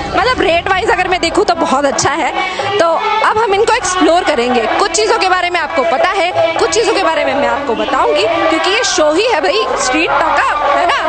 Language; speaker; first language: Hindi; native; Hindi